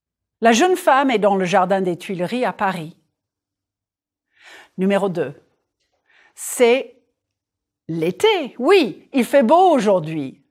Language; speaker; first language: French; non-native, fluent; English